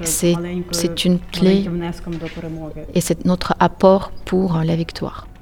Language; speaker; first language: French; non-native, fluent; Ukrainian